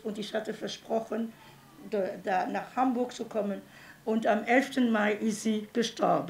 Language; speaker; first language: German; non-native, fluent; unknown